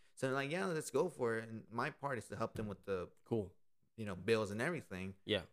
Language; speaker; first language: English; native; English